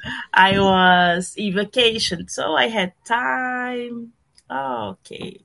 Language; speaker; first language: English; non-native, learner; Portuguese